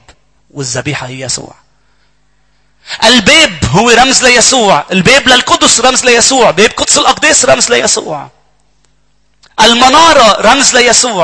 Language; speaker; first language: Arabic; native; Arabic